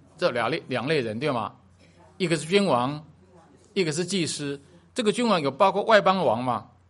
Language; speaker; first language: Chinese; native; Chinese